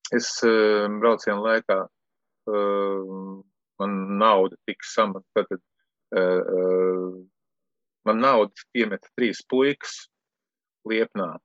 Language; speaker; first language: Latvian; native; Latvian